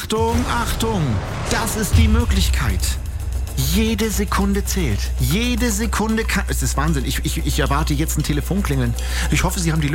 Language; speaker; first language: German; native; German